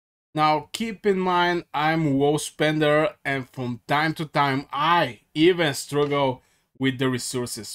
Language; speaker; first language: English; non-native, fluent; Bulgarian